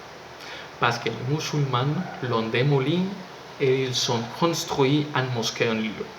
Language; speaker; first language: French; non-native, learner; Spanish